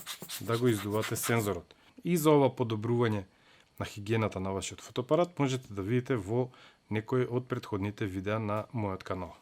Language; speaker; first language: Macedonian; native; Macedonian